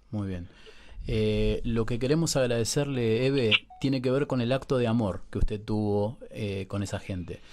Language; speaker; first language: Spanish; native; Spanish